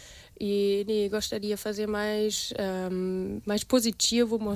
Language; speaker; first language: Portuguese; non-native, fluent; German